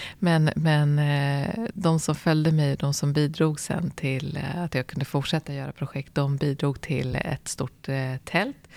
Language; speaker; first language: Swedish; early bilingual, other home language; Arabic